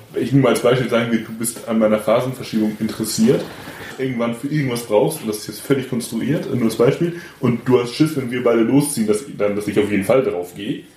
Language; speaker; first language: German; native; German